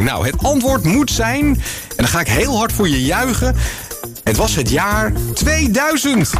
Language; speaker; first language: Dutch; native; Dutch